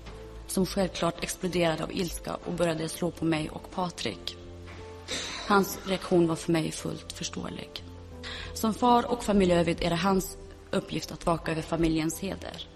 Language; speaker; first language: Swedish; early bilingual, other home language; Kurdish